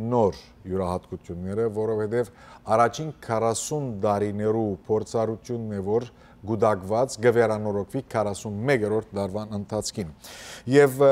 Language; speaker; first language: Armenian; early bilingual, heritage; Armenian